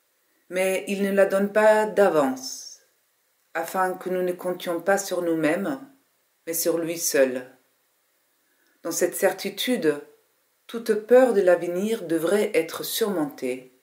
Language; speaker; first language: French; native; French